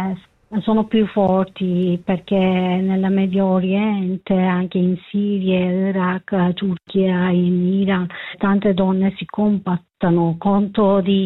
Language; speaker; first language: Italian; non-native, learner; Kurdish